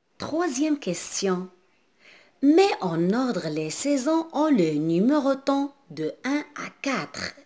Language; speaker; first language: French; non-native, local second language; Arabic